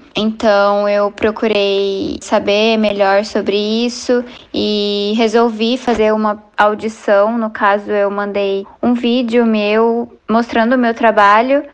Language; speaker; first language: Portuguese; native; Portuguese